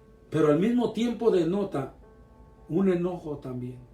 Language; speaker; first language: Spanish; native; Spanish